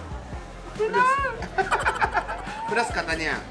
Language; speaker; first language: Indonesian; non-native, fluent; Japanese